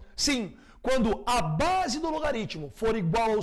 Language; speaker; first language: Portuguese; native; Portuguese